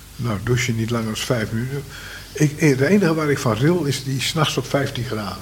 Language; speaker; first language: Dutch; native; Dutch